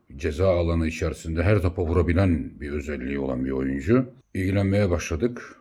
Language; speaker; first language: Turkish; native; Turkish